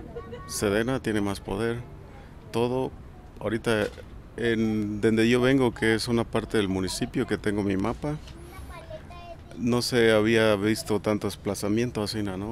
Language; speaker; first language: Spanish; native; Spanish